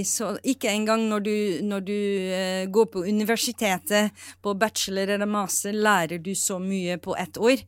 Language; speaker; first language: Norwegian; non-native, fluent; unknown